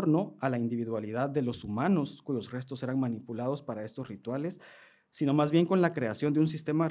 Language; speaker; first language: Spanish; native; Spanish